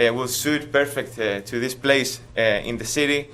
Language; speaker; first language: English; non-native, fluent; Spanish